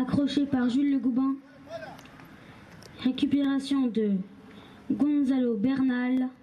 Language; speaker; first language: French; native; French